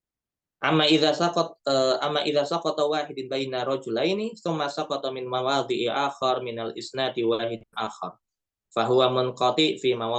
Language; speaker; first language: Arabic; non-native, fluent; Indonesian